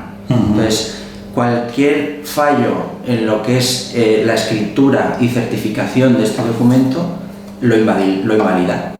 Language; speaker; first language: Spanish; native; Spanish